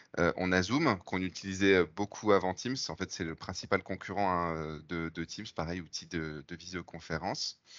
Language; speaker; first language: French; native; French